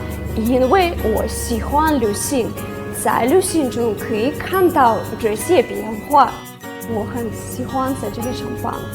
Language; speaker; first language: Chinese; non-native, fluent; Russian